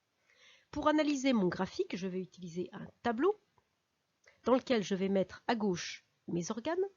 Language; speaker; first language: French; native; French